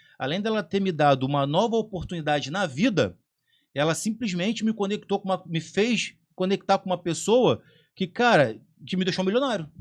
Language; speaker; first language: Portuguese; native; Portuguese